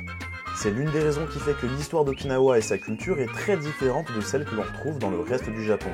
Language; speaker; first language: French; native; French